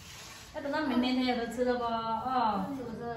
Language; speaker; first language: Chinese; native; Chinese